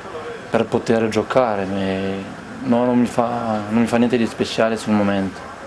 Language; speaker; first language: Italian; non-native, fluent; French